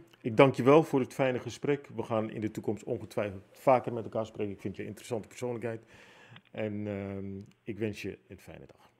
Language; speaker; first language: Dutch; native; Dutch